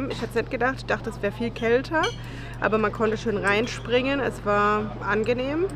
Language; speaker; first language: German; native; German